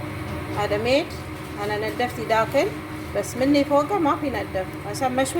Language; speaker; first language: Arabic; non-native, learner; Amharic